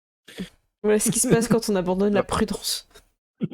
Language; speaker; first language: French; native; French